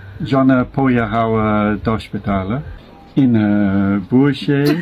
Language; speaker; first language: Polish; non-native, learner; English